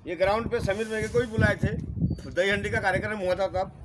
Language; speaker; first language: Hindi; non-native, local second language; Marathi